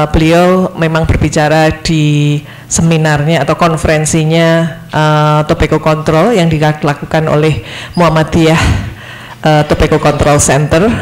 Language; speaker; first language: Indonesian; native; Indonesian